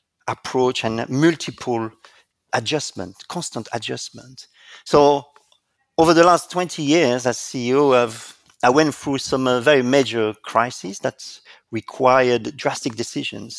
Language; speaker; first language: English; non-native, fluent; French